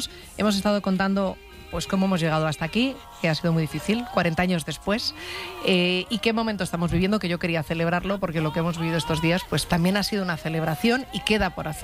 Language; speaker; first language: Spanish; native; Spanish